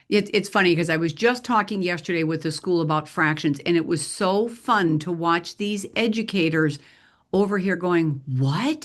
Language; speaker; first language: English; native; English